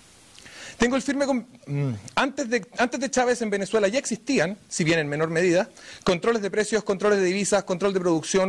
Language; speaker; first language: Spanish; native; Spanish